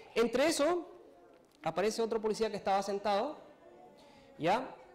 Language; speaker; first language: Spanish; native; Spanish